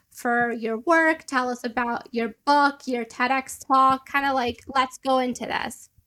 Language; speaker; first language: English; early bilingual, other home language; Italian